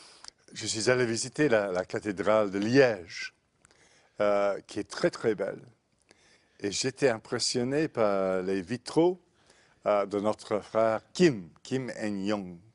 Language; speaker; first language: French; non-native, fluent; English